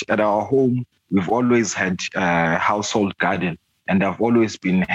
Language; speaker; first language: English; non-native, local second language; Zulu